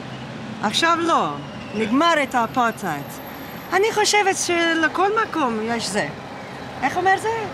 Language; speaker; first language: Hebrew; non-native, learner; English